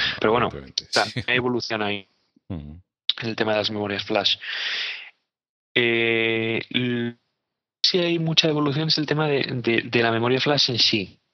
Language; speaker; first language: Spanish; native; Spanish